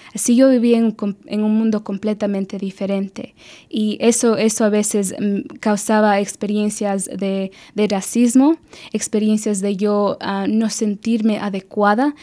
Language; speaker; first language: Spanish; early bilingual, heritage; Spanish